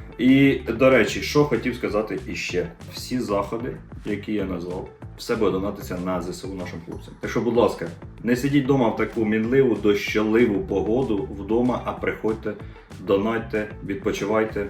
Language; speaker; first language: Ukrainian; native; Ukrainian